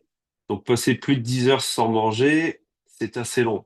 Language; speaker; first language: French; native; French